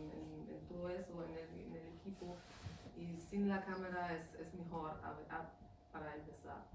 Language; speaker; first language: Spanish; non-native, fluent; German